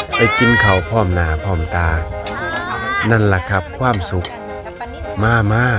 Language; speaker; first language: Thai; non-native, local second language; Northeastern Thai